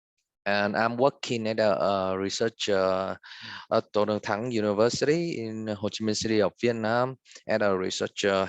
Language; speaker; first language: English; non-native, fluent; Vietnamese